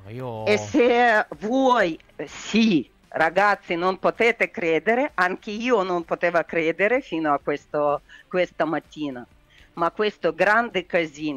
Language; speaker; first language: Italian; non-native, learner; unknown